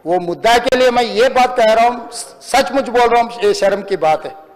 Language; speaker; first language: Hindi; non-native, local second language; Telugu